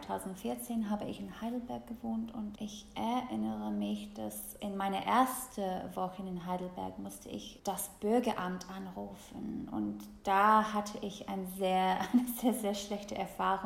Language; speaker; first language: German; non-native, fluent; English